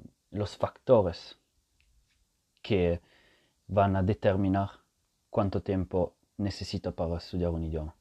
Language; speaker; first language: Spanish; non-native, fluent; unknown